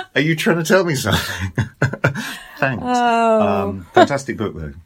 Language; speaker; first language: English; native; English